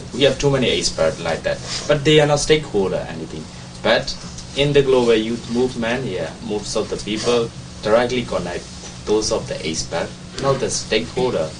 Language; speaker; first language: English; non-native, learner; Burmese